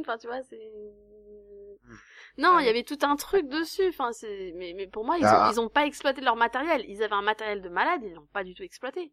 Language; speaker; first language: French; native; French